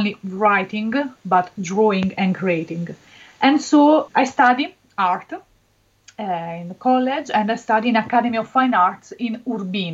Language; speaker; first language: English; non-native, learner; Italian